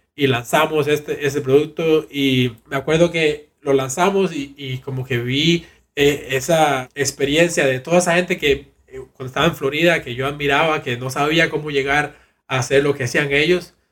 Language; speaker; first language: Spanish; native; Spanish